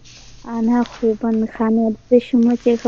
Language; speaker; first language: Persian; non-native, learner; Urdu